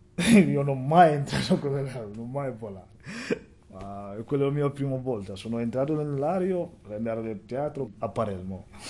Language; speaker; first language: Italian; non-native, learner; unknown